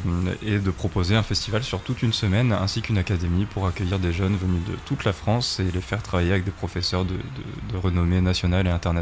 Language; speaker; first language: French; native; French